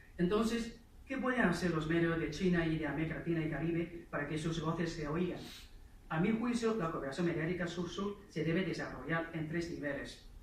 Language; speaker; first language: Spanish; non-native, fluent; Chinese